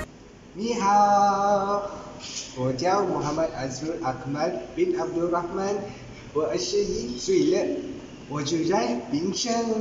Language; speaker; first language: Chinese; non-native, learner; Malay